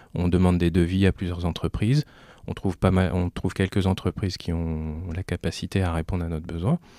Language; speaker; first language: French; native; French